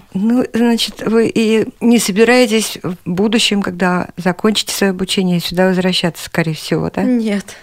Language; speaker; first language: Russian; native; Russian